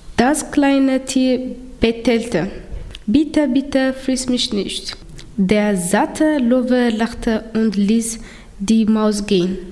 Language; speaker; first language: German; non-native, learner; Tigrinya